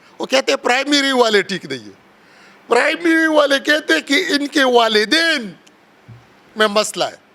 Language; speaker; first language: Urdu; non-native, local second language; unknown